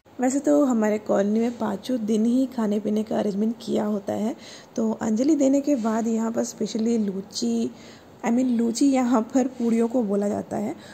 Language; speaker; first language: Hindi; non-native, local second language; Bangla